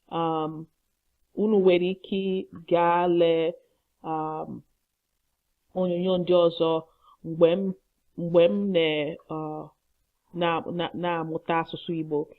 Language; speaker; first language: Igbo; non-native, learner; English